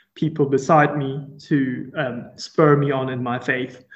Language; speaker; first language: English; non-native, local second language; Cantonese